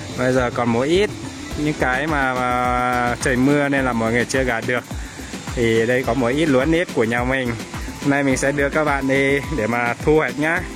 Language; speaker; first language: Vietnamese; non-native, local second language; Iu Mien